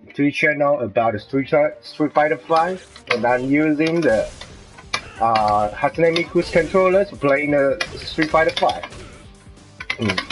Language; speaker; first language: English; non-native, learner; Chinese